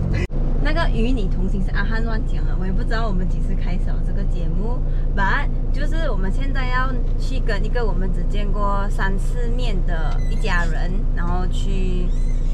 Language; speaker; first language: Chinese; native; Chinese